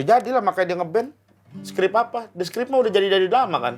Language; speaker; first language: Indonesian; native; Indonesian